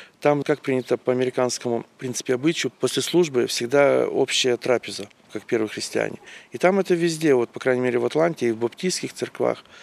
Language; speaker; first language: Russian; native; Russian